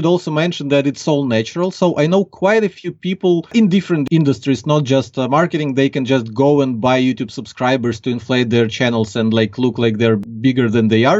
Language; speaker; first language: English; non-native, fluent; Ukrainian